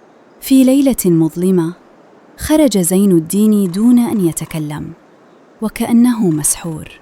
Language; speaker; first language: Arabic; native; Arabic